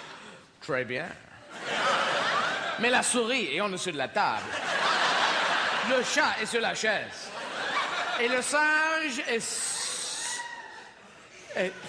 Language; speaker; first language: French; non-native, learner; English